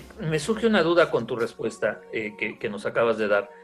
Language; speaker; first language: Spanish; native; Spanish